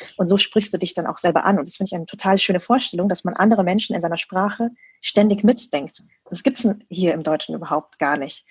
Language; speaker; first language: German; early bilingual, other home language; Vietnamese